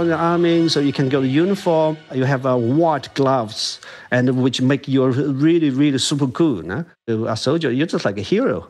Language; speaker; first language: English; non-native, fluent; Chinese